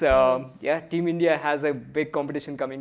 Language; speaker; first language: English; early bilingual, other home language; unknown